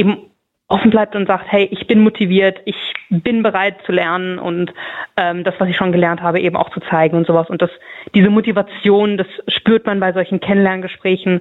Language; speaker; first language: German; native; German